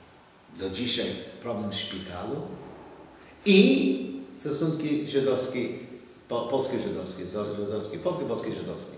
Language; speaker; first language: Polish; non-native, learner; English